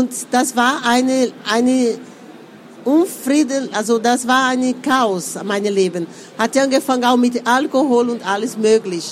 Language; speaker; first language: German; non-native, fluent; Portuguese